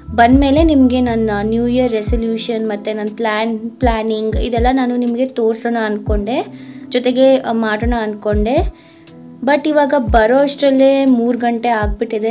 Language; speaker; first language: Kannada; native; Kannada